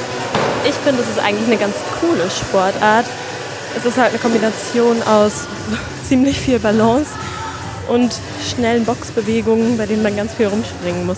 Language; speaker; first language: German; native; German